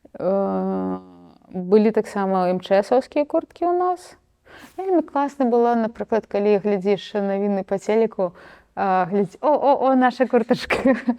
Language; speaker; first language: Belarusian; non-native, local second language; Russian